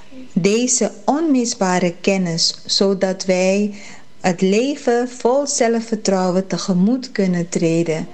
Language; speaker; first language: Dutch; early bilingual, heritage; Caribbean Hindustani